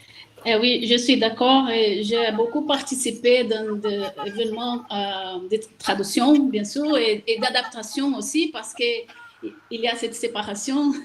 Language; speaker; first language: French; non-native, learner; Portuguese